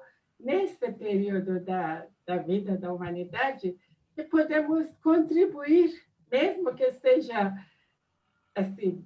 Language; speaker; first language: Portuguese; non-native, fluent; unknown